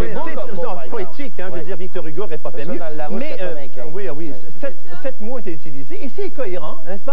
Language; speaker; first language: French; native; French